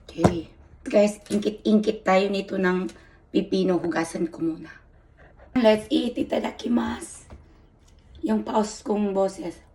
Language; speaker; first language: Filipino; native; Filipino